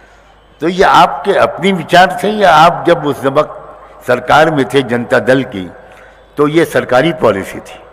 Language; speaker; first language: Urdu; native; Urdu